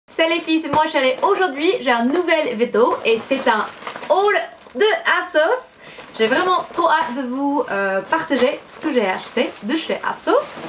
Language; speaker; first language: French; non-native, fluent; English